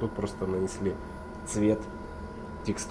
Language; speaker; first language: Russian; native; Russian